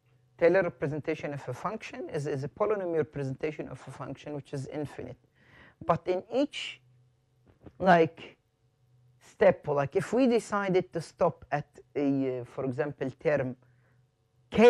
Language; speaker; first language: English; non-native, fluent; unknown